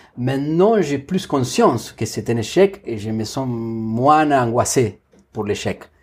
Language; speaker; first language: French; non-native, fluent; Spanish